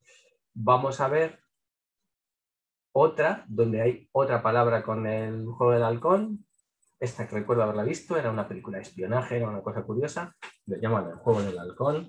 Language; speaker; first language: Spanish; native; Spanish